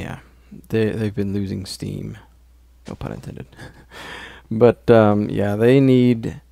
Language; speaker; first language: English; native; English